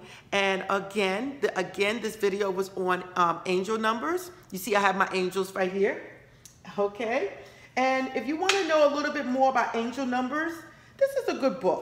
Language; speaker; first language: English; native; English